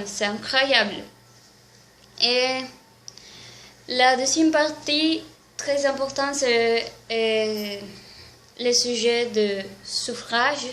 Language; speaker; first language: French; non-native, learner; Spanish